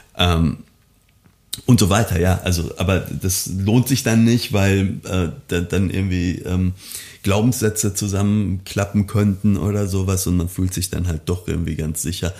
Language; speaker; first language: German; early bilingual, other home language; Persian